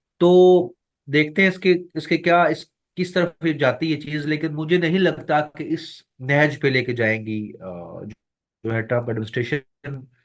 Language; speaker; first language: Urdu; non-native, local second language; Punjabi